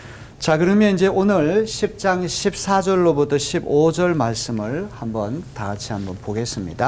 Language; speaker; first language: Korean; native; Korean